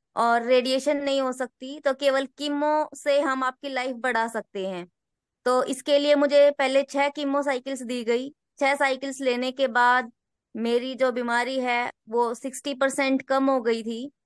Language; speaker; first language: Hindi; native; Hindi